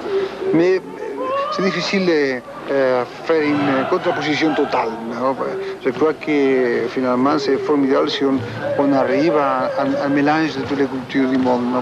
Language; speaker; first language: French; non-native, fluent; Spanish